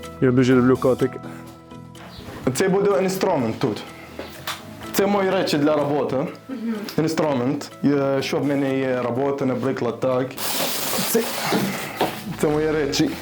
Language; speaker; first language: Ukrainian; non-native, learner; Arabic